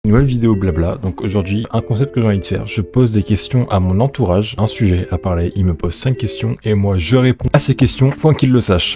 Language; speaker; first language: French; native; French